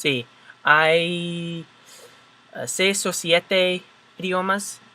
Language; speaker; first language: Spanish; non-native, learner; English